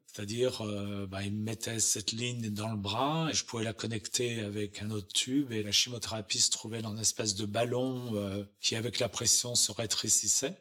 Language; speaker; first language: French; native; French